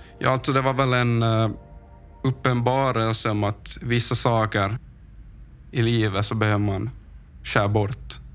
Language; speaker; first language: Swedish; native; Swedish